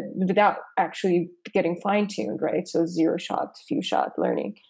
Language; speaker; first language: English; non-native, fluent; Persian